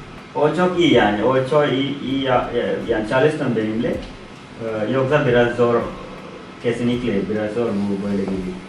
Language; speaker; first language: Turkish; non-native, learner; Sinhala